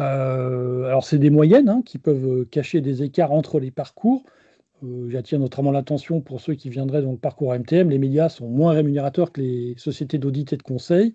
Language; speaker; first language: French; native; French